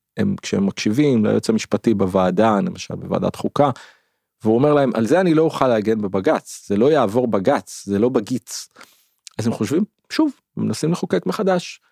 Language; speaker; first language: Hebrew; native; Hebrew